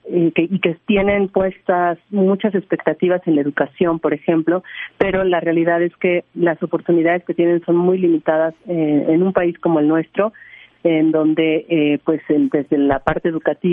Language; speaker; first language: Spanish; native; Spanish